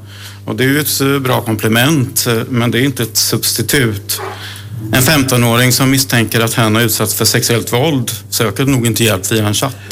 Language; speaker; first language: Swedish; native; Swedish